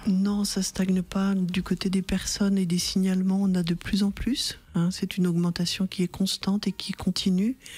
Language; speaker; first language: French; native; French